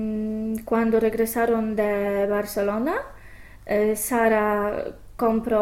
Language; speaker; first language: Spanish; non-native, fluent; English